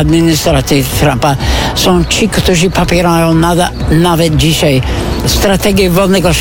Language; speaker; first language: Polish; non-native, fluent; English